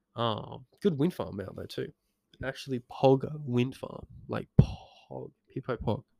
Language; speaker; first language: English; native; English